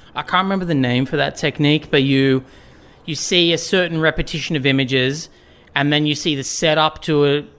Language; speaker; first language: English; native; English